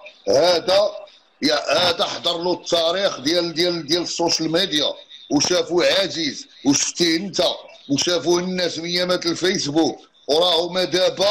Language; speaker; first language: Arabic; native; Arabic